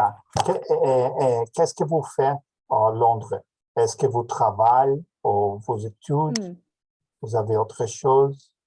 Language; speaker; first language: French; non-native, learner; Portuguese